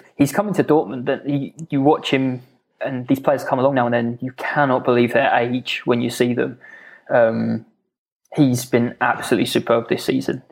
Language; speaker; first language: English; native; English